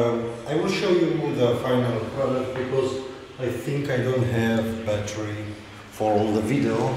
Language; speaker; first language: English; non-native, fluent; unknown